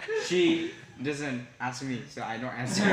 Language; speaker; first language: English; non-native, learner; Hmong